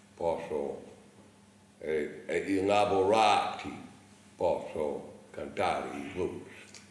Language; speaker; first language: Italian; non-native, learner; English